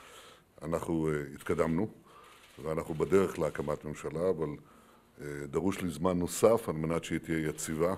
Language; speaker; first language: Hebrew; native; Hebrew